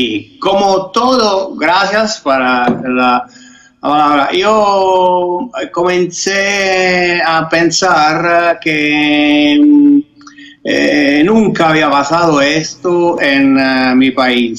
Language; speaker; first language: Spanish; non-native, fluent; Italian